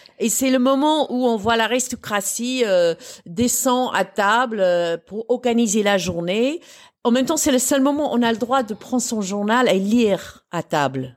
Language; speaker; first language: French; non-native, fluent; English